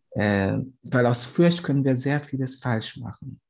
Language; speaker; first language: German; non-native, fluent; Swahili